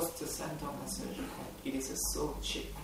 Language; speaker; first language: English; non-native, learner; Korean